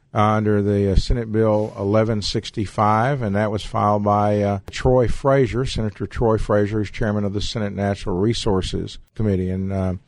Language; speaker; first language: English; native; English